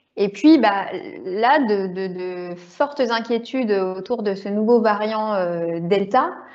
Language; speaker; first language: French; native; French